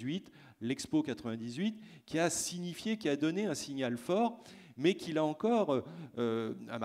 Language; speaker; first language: French; native; French